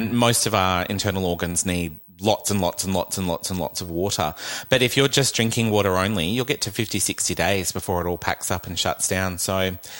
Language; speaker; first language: English; native; English